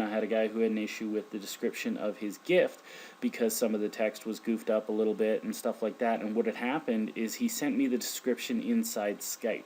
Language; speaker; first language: English; native; English